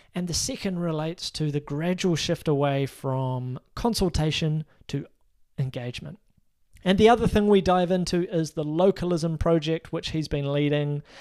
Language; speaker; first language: English; native; English